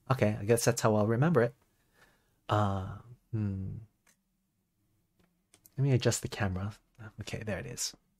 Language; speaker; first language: English; native; English